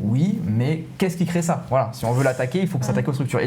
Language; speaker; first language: French; native; French